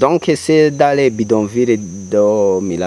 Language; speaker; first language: French; non-native, local second language; Rundi